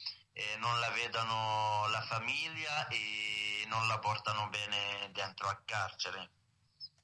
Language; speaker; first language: Italian; non-native, learner; Arabic